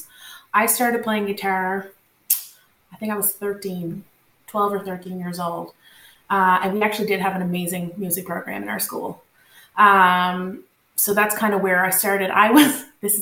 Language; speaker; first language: English; non-native, local second language; French